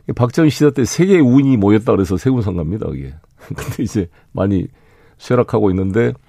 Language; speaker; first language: Korean; native; Korean